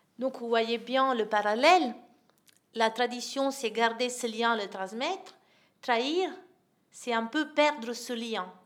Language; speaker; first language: French; non-native, fluent; Italian